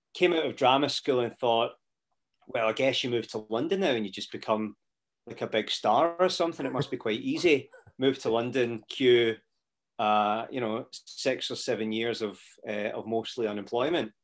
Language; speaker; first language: English; native; English